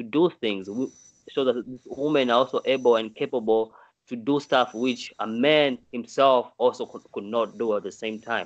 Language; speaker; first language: English; non-native, local second language; Swahili